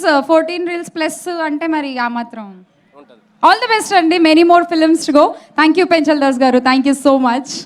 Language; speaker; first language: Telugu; native; Telugu